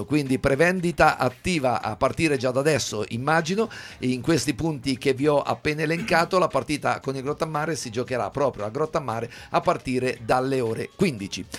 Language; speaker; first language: Italian; native; Italian